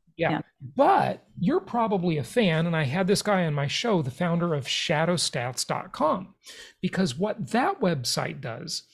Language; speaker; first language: English; native; English